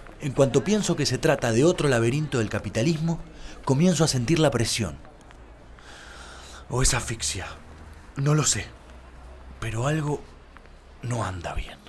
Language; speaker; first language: Spanish; native; Spanish